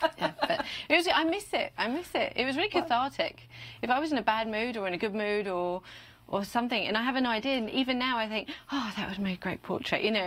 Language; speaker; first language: English; native; English